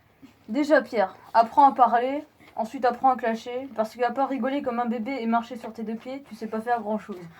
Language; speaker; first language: French; native; French